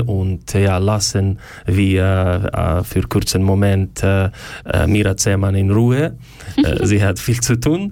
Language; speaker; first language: German; non-native, learner; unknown